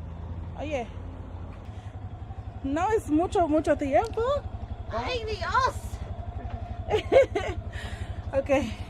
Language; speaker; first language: Spanish; non-native, learner; English